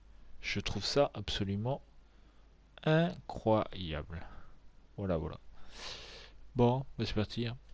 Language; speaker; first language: French; native; French